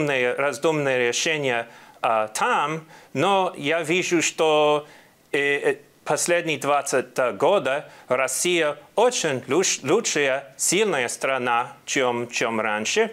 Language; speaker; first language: Russian; non-native, learner; English